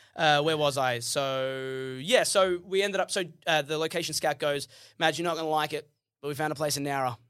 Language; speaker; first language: English; early bilingual, other home language; Arabic